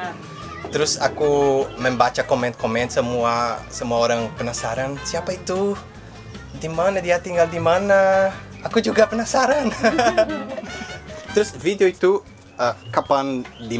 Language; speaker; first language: Indonesian; non-native, fluent; Portuguese